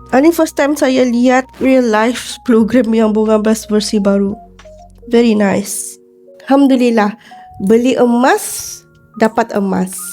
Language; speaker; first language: Malay; native; Malay